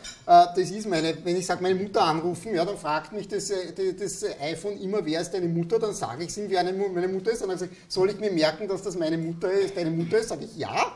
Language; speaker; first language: German; native; German